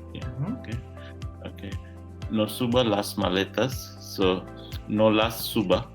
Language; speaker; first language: Spanish; non-native, learner; English